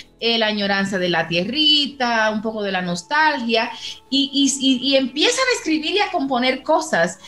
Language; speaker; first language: Spanish; native; Spanish